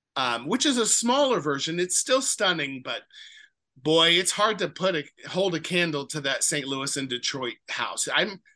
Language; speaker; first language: English; native; English